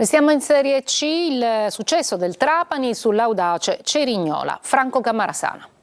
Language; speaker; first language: Italian; native; Italian